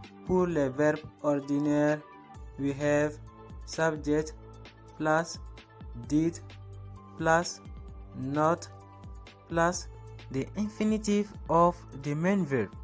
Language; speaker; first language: English; non-native, fluent; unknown